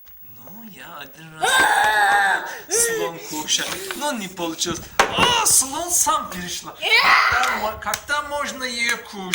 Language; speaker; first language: Russian; non-native, learner; Turkish